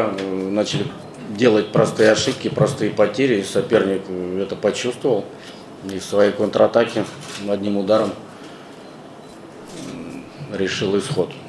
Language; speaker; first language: Russian; native; Russian